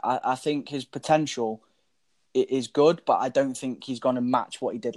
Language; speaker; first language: English; native; English